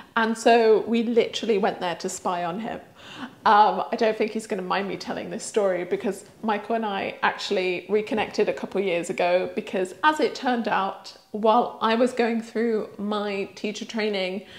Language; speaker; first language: English; early bilingual, other home language; Swiss German